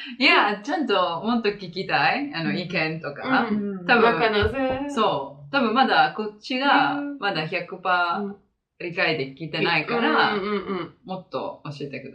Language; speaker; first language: Japanese; non-native, fluent; Italian